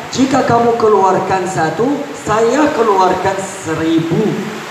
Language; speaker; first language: Malay; non-native, fluent; Arabic